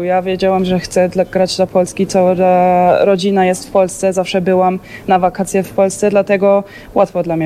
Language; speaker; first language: Polish; early bilingual, heritage; German